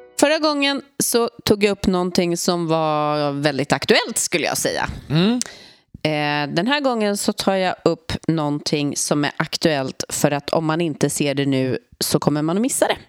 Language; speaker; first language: Swedish; native; Swedish